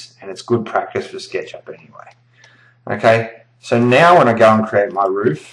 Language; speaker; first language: English; native; English